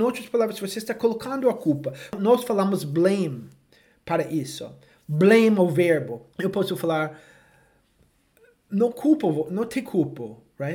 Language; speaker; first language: Portuguese; non-native, fluent; English